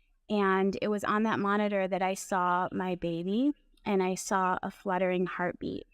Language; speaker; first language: English; native; English